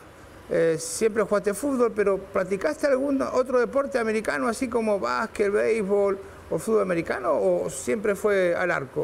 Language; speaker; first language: Spanish; native; Spanish